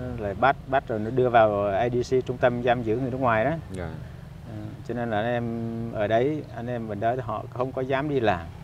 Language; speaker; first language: Vietnamese; non-native, local second language; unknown